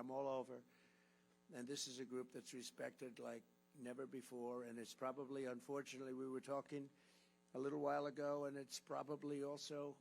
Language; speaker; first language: English; native; English